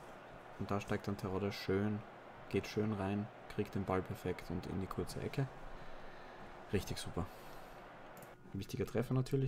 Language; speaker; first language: German; native; German